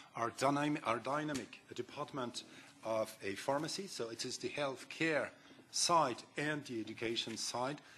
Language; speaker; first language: English; non-native, fluent; French